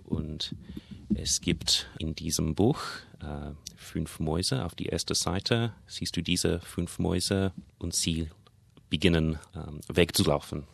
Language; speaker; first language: German; non-native, learner; English